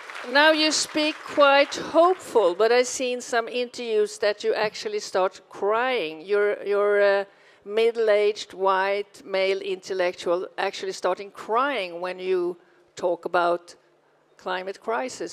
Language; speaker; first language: English; non-native, fluent; Swedish